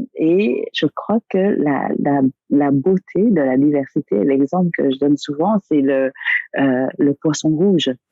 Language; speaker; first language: French; early bilingual, other home language; Vietnamese